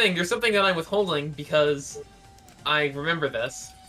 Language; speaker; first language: English; native; English